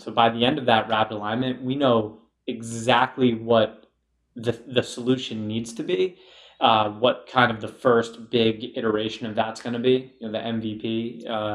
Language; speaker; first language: English; native; English